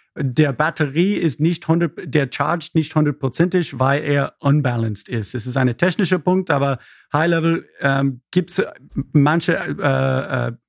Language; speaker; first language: German; non-native, fluent; English